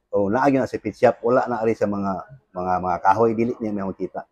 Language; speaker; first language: Cebuano; native; Cebuano